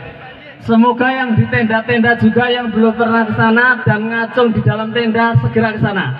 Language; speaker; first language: Indonesian; non-native, local second language; Javanese